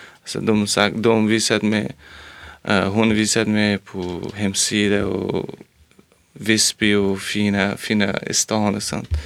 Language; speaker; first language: Swedish; non-native, learner; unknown